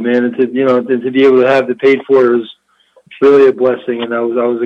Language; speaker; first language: English; early bilingual, other home language; Albanian